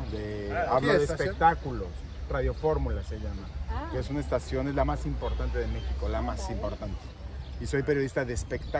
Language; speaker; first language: Spanish; native; Spanish